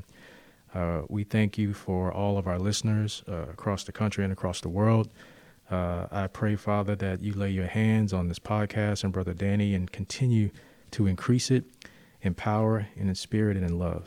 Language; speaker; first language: English; native; English